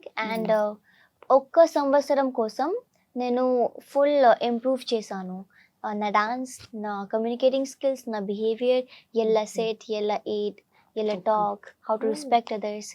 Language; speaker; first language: Telugu; non-native, learner; Hindi